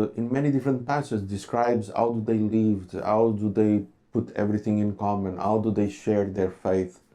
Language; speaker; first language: English; non-native, fluent; Portuguese